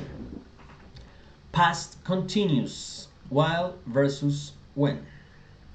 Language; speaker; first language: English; non-native, fluent; Spanish